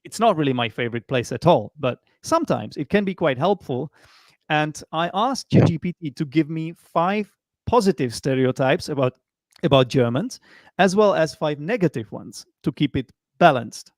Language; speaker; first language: English; non-native, fluent; Czech